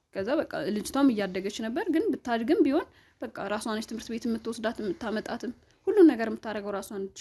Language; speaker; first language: Amharic; native; Amharic